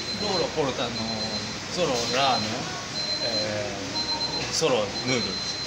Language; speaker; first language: Italian; non-native, learner; Japanese